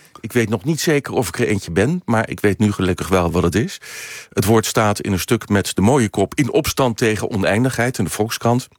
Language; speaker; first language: Dutch; native; Dutch